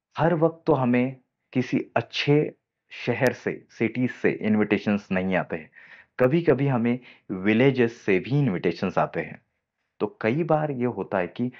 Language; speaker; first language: Hindi; non-native, local second language; Marathi